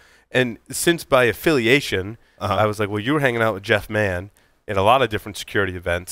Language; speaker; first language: English; native; English